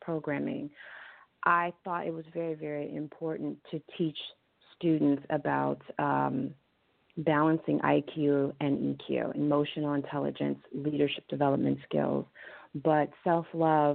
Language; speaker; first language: English; native; English